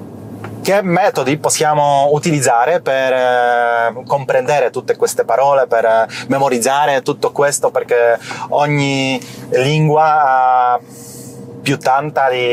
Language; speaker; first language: Italian; non-native, learner; Polish